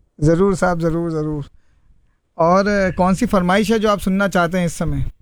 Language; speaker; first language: Hindi; native; Hindi